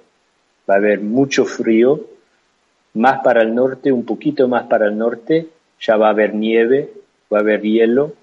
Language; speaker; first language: Spanish; non-native, fluent; English